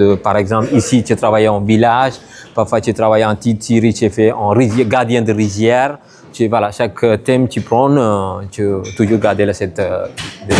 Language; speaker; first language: French; non-native, learner; Tamil